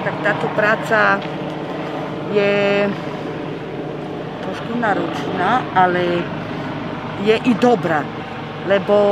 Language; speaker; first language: Slovak; non-native, local second language; Romany